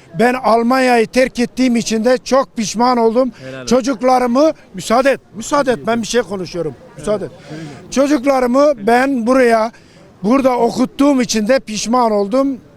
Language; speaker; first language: Turkish; native; Turkish